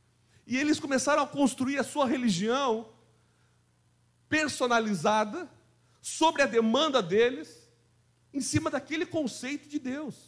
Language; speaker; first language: Portuguese; native; Portuguese